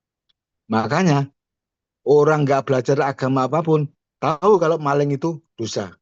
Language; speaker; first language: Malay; non-native, local second language; Javanese